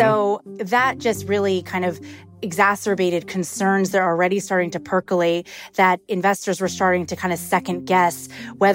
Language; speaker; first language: English; native; English